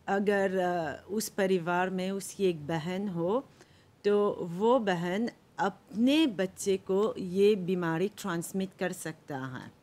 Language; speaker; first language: Hindi; non-native, local second language; Morisyen